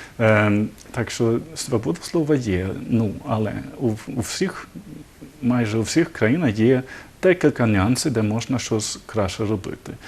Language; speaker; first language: Ukrainian; non-native, learner; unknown